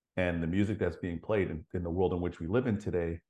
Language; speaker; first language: English; native; English